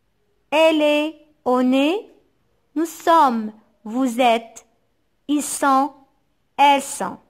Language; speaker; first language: French; non-native, local second language; Arabic